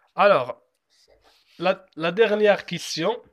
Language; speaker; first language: French; non-native, local second language; Arabic